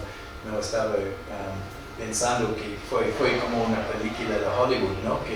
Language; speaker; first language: Spanish; non-native, fluent; English